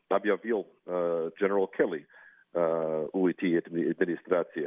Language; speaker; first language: Russian; non-native, fluent; English